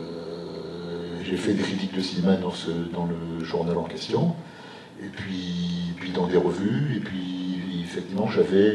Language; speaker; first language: French; native; French